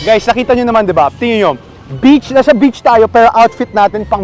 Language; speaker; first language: Filipino; native; Filipino